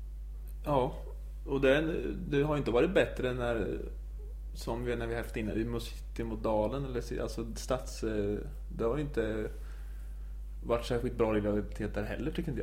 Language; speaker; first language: Swedish; native; Swedish